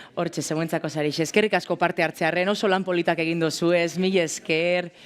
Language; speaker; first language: Basque; native; Basque